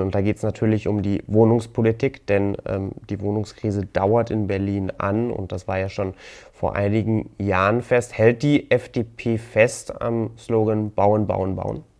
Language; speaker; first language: German; native; German